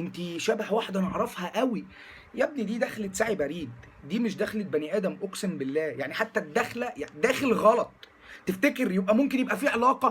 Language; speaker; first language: Arabic; native; Arabic